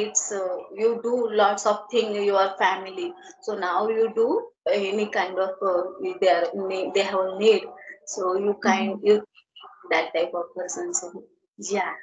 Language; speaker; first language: English; non-native, learner; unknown